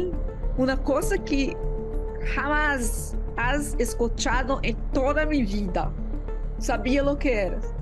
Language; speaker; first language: Spanish; non-native, learner; Portuguese